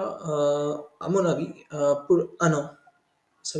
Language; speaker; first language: French; non-native, learner; Hindi